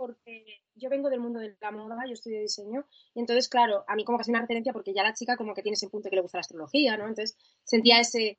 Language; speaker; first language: Spanish; native; Spanish